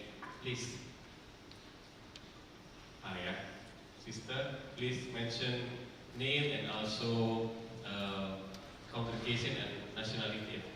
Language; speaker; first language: English; non-native, fluent; Indonesian